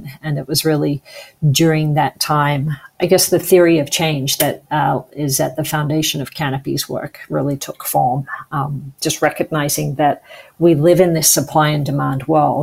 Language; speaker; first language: English; native; English